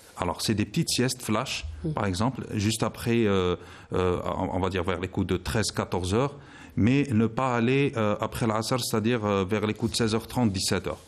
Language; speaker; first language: French; non-native, local second language; Arabic